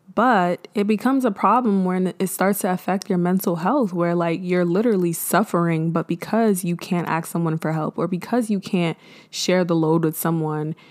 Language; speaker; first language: English; early bilingual, other home language; Haitian Creole